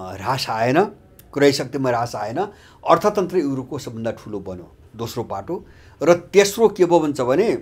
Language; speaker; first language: Nepali; native; Nepali